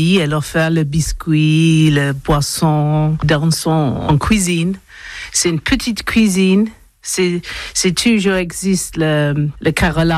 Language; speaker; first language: French; non-native, learner; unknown